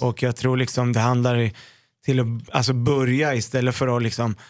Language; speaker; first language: Swedish; early bilingual, other home language; Arabic